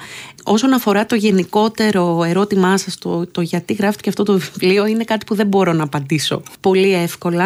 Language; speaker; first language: Greek; native; Greek